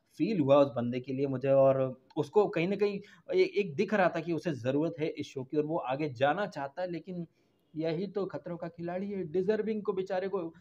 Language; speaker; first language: Hindi; native; Hindi